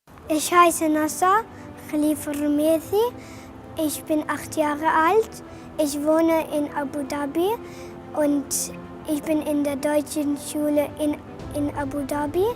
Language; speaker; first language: German; non-native, learner; Arabic